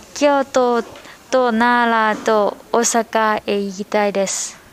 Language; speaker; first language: Japanese; non-native, learner; Thai